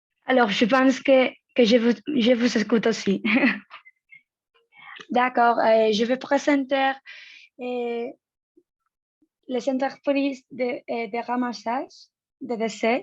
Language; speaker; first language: French; non-native, learner; Spanish